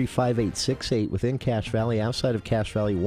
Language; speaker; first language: English; native; English